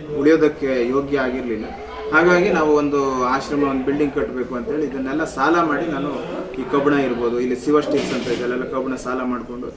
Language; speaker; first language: Kannada; native; Kannada